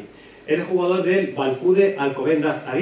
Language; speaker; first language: Spanish; native; Spanish